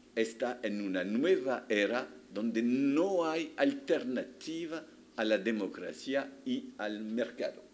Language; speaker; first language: Spanish; non-native, fluent; French